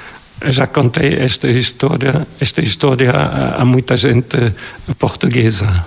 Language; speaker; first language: Portuguese; non-native, fluent; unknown